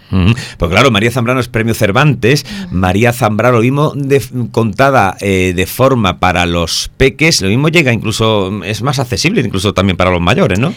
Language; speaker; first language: Spanish; native; Spanish